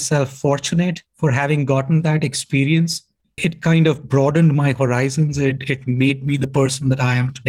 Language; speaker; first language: English; non-native, local second language; Hindi